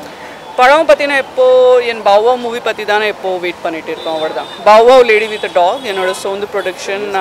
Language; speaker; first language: Tamil; non-native, fluent; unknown